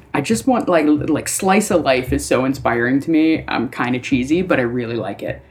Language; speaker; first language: English; native; English